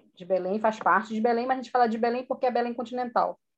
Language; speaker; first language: Portuguese; native; Portuguese